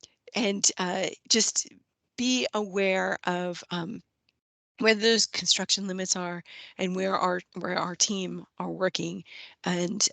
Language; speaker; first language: English; native; English